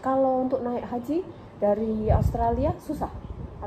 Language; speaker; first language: Indonesian; early bilingual, heritage; English